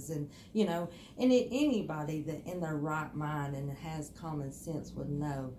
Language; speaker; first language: English; native; English